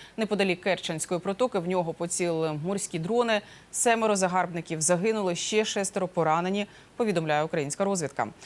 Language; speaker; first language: Ukrainian; native; Ukrainian